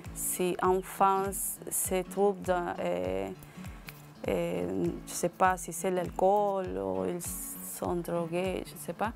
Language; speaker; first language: French; non-native, learner; Spanish